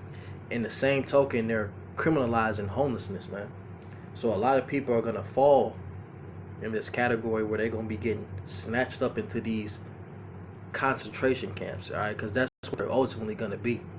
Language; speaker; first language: English; native; English